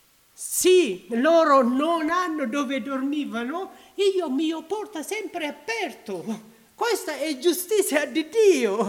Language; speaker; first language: Italian; non-native, learner; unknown